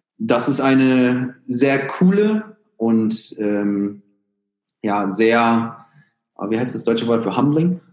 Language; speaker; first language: German; native; German